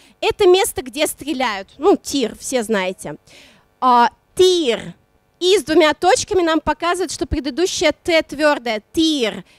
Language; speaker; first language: Russian; non-native, local second language; Udmurt